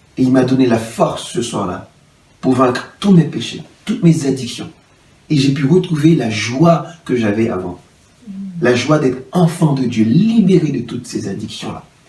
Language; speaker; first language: French; non-native, local second language; Haitian Creole